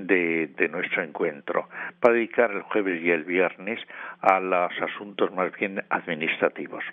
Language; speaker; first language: Spanish; native; Spanish